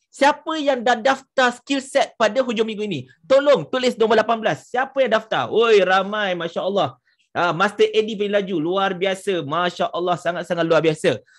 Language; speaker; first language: Malay; native; Malay